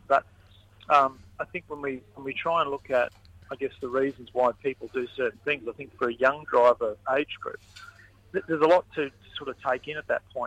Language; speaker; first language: English; native; English